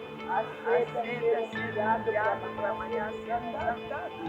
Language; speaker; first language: Portuguese; non-native, local second language; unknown